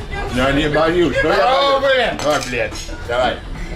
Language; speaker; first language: Russian; non-native, learner; English